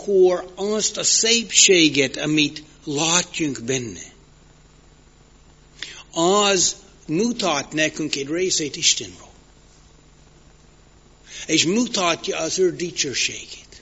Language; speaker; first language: Hungarian; non-native, fluent; English